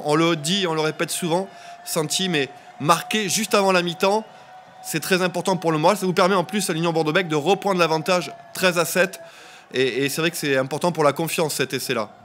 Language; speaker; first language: French; native; French